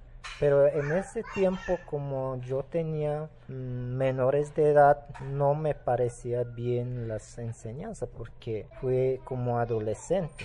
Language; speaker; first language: Spanish; non-native, local second language; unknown